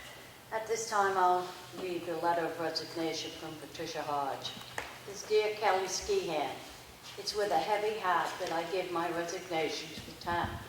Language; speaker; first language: English; native; English